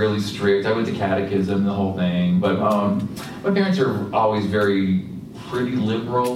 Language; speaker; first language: English; native; English